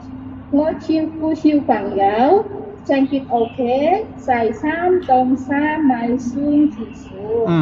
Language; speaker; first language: Cantonese; non-native, learner; Indonesian